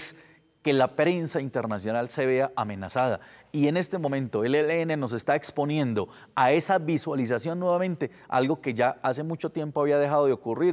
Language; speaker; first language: Spanish; native; Spanish